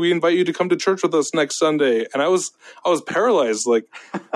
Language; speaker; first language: English; native; English